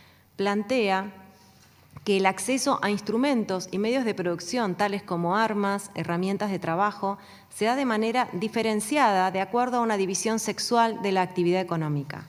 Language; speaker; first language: Spanish; native; Spanish